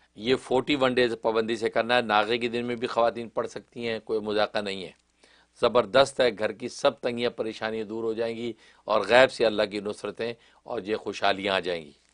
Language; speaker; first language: Urdu; native; Urdu